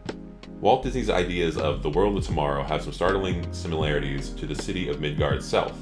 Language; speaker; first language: English; native; English